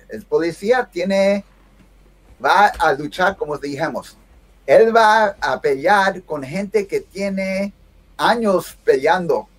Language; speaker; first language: Spanish; early bilingual, heritage; Spanish